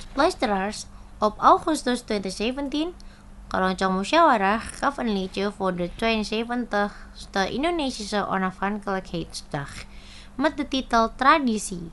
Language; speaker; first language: Dutch; non-native, fluent; Indonesian